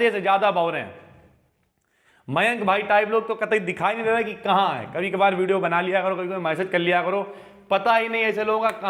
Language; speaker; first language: Hindi; native; Hindi